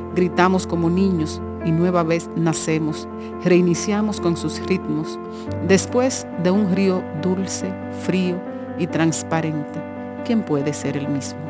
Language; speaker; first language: Spanish; native; Spanish